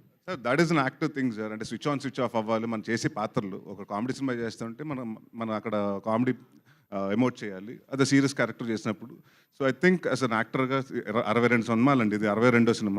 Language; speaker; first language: Telugu; native; Telugu